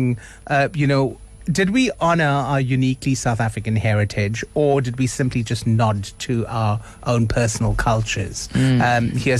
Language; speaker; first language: English; native; English